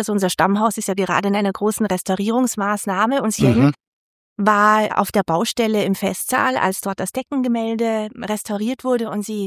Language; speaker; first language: German; native; German